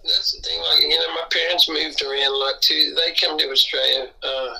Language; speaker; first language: English; native; English